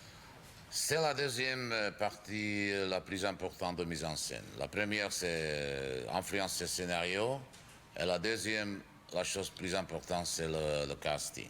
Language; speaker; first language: French; non-native, fluent; Czech